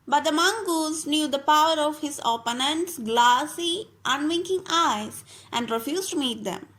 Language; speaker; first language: English; non-native, local second language; Malayalam